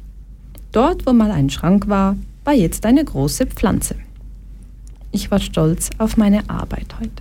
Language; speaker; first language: German; early bilingual, other home language; Portuguese